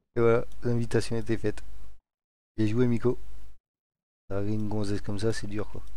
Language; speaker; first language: French; native; French